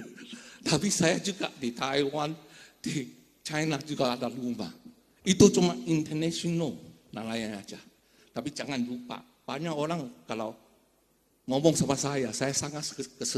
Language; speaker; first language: Indonesian; non-native, fluent; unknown